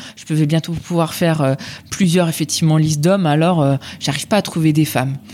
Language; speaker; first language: French; native; French